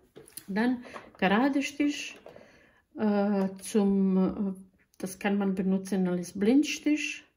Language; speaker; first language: German; non-native, learner; Croatian